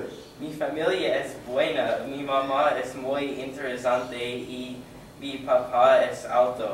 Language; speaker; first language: Spanish; non-native, learner; English